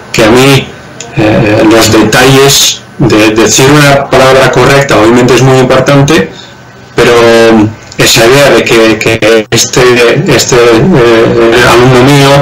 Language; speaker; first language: Spanish; non-native, fluent; Dutch